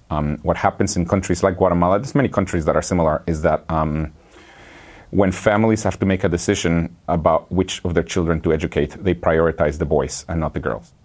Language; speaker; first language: English; non-native, fluent; Spanish